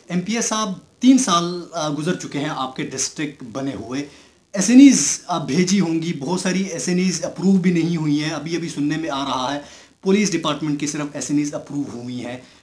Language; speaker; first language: Urdu; native; Urdu